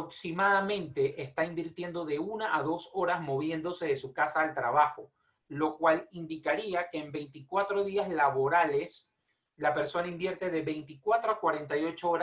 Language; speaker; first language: Spanish; native; Spanish